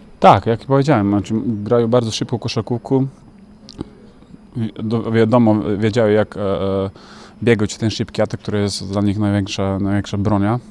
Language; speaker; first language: Polish; non-native, fluent; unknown